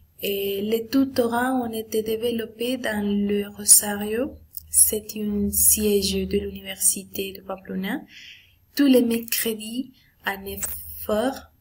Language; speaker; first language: French; non-native, learner; Spanish